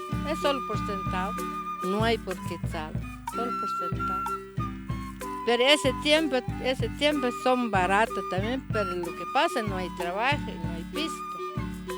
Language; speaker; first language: Spanish; non-native, local second language; Kaqchikel